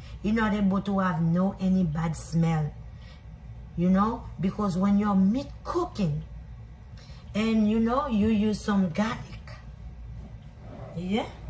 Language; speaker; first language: English; non-native, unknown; Haitian Creole